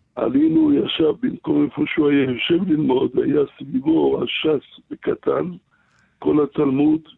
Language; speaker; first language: Hebrew; non-native, fluent; Arabic